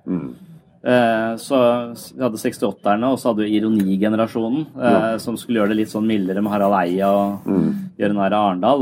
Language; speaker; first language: Norwegian; native; Norwegian